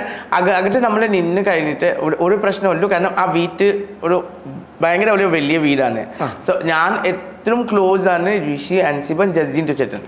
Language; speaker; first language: Malayalam; non-native, local second language; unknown